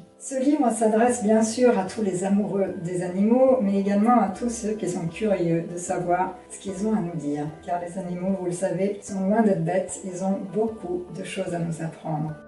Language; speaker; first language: French; native; French